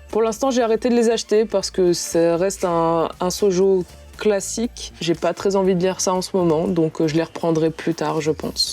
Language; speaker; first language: French; native; French